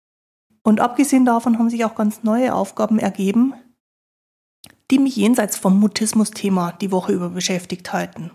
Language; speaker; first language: German; native; German